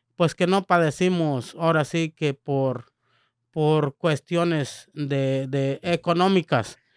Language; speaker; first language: Spanish; native; Spanish